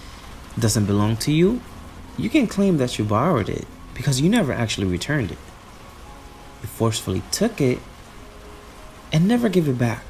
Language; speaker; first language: English; native; English